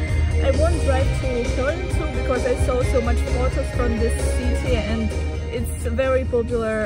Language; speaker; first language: English; non-native, learner; Russian